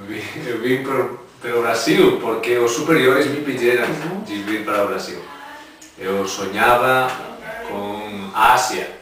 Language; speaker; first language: Portuguese; non-native, fluent; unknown